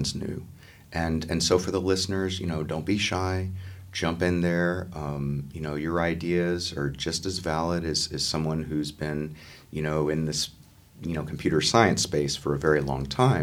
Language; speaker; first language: English; native; English